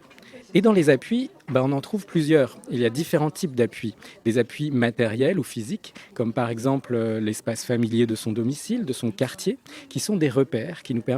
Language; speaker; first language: French; native; French